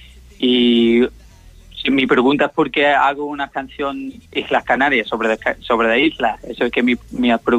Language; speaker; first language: Spanish; non-native, learner; English